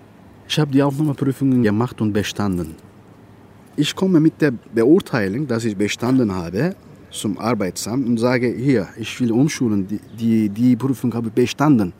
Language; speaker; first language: German; non-native, fluent; Turkish